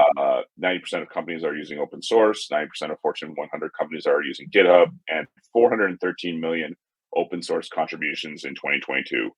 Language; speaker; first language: English; native; English